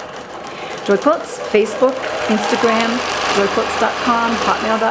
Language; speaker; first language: English; native; English